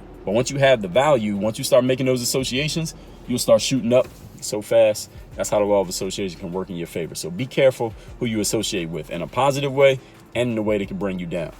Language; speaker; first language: English; native; English